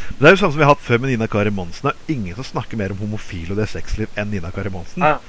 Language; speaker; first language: Norwegian; native; Norwegian